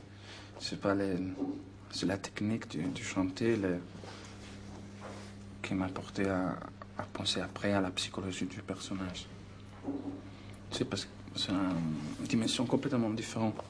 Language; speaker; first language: French; non-native, learner; Italian